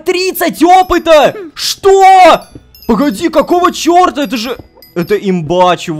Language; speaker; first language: Russian; native; Russian